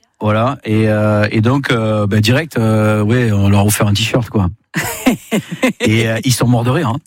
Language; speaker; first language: French; native; French